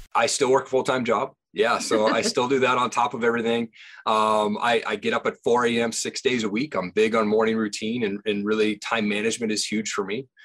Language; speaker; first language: English; native; English